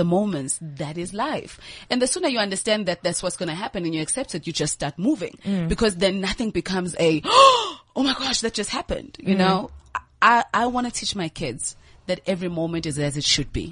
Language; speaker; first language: English; non-native, local second language; Zulu